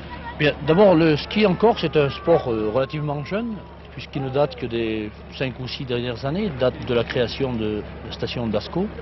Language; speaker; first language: French; native; French